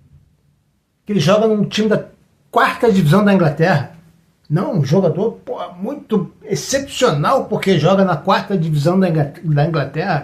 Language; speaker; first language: Portuguese; native; Portuguese